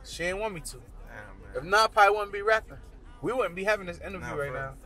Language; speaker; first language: English; early bilingual, other home language; Haitian Creole